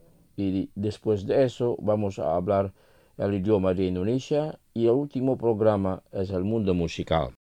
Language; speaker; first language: Spanish; non-native, fluent; Indonesian